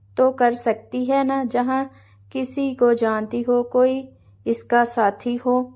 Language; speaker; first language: Hindi; non-native, local second language; Punjabi